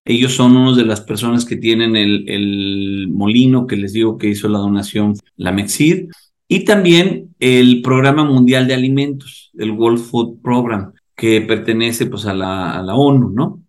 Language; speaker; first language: Spanish; native; Spanish